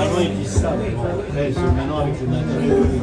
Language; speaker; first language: French; native; French